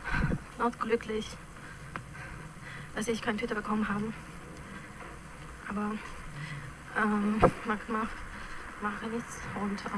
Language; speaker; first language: German; non-native, fluent; Chinese